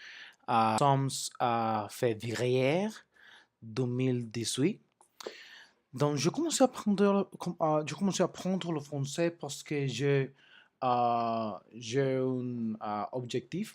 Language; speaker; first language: French; non-native, learner; Spanish